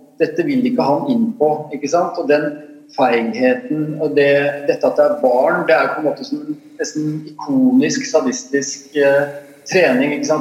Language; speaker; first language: Norwegian; native; Norwegian